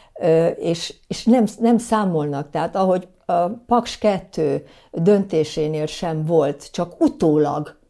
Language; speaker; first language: Hungarian; native; Hungarian